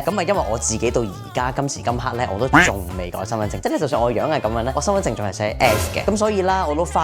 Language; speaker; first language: Cantonese; native; Cantonese